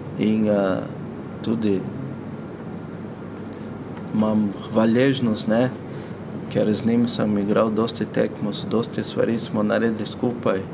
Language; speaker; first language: Slovenian; non-native, fluent; Portuguese